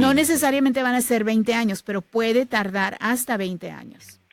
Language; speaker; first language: Spanish; native; Spanish